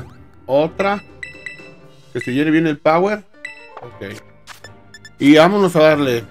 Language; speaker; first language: Spanish; native; Spanish